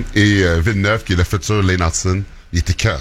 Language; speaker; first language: French; native; French